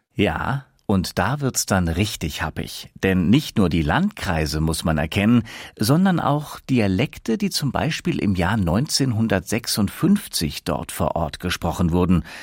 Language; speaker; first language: German; native; German